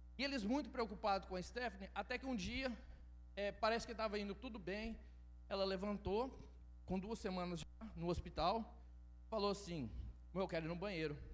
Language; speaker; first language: Portuguese; early bilingual, heritage; Portuguese